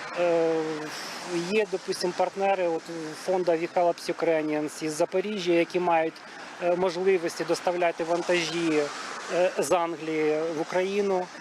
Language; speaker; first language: Ukrainian; non-native, local second language; Russian